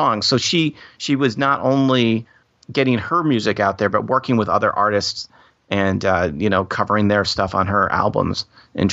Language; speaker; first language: English; native; English